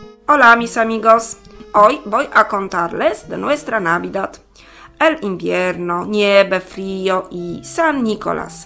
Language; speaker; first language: Spanish; non-native, learner; Polish